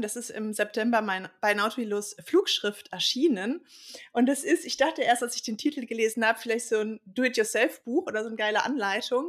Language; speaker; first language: German; native; German